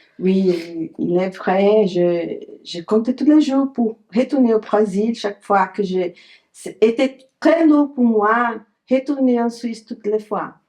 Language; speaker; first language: French; non-native, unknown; Portuguese